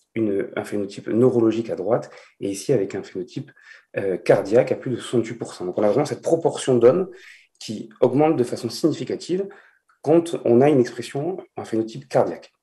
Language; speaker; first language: French; native; French